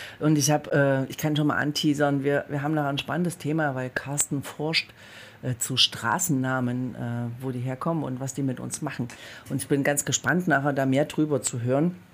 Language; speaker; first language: German; native; German